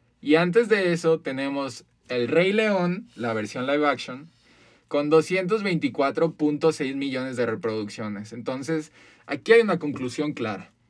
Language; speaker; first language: Spanish; native; Spanish